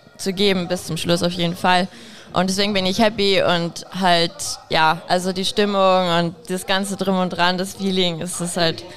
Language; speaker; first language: German; native; German